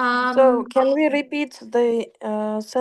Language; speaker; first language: English; non-native, fluent; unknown